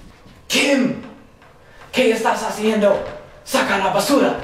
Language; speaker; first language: Spanish; non-native, learner; English